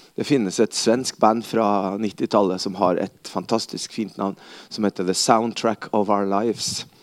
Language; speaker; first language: Norwegian; early bilingual, other home language; Spanish